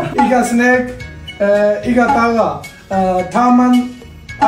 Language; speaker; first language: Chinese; non-native, learner; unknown